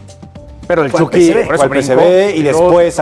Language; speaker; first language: Spanish; native; Spanish